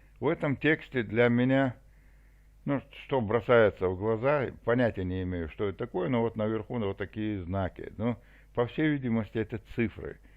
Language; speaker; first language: Russian; non-native, local second language; Chechen